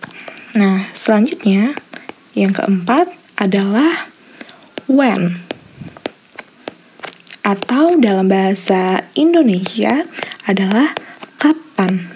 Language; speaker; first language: Indonesian; native; Indonesian